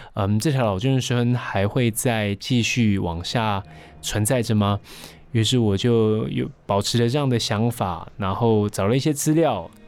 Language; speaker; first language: Chinese; non-native, local second language; Min Nan Chinese